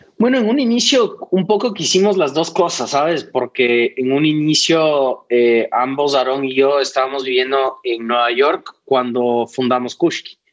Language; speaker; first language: Spanish; native; Spanish